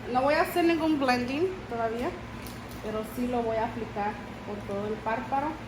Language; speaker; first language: Spanish; early bilingual, heritage; Spanish